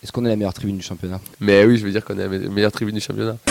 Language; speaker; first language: French; native; French